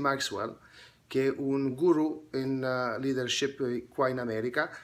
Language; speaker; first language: Italian; non-native, learner; English